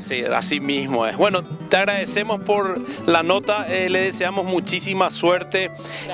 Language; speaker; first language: Spanish; native; Spanish